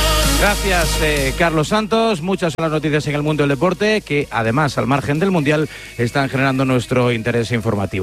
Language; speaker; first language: Spanish; native; Spanish